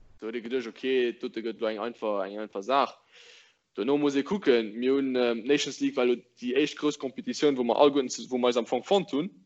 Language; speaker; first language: Luxembourgish; early bilingual, other home language; English